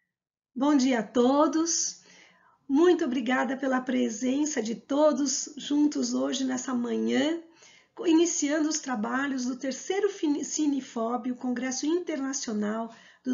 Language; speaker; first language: Portuguese; native; Portuguese